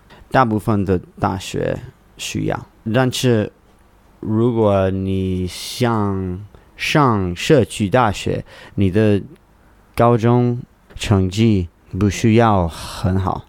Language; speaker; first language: Chinese; non-native, learner; English